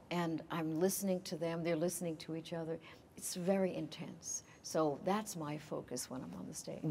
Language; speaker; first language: English; native; English